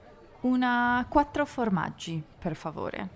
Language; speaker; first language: Italian; non-native, fluent; English